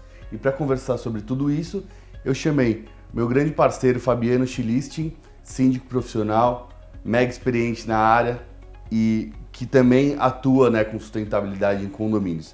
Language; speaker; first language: Portuguese; native; Portuguese